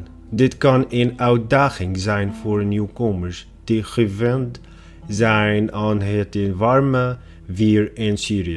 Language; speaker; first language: Dutch; non-native, fluent; Arabic